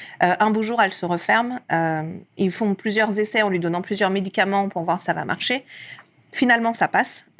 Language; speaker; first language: French; early bilingual, other home language; Persian